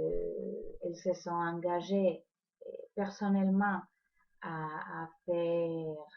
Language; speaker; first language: French; non-native, fluent; Spanish